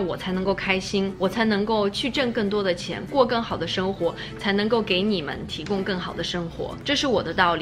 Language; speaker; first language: Chinese; native; Chinese